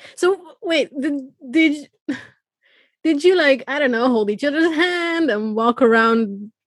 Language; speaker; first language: English; non-native, fluent; Persian